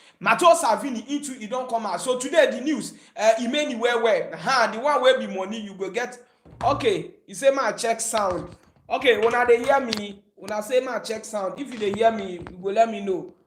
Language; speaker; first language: Nigerian Pidgin; native; Nigerian Pidgin